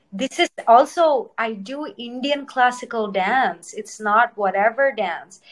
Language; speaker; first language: English; non-native, local second language; Telugu